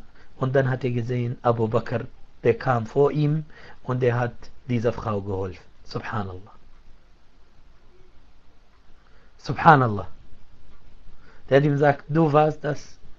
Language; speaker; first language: German; non-native, fluent; Arabic